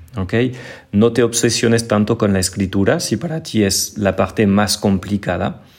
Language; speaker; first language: Spanish; non-native, fluent; French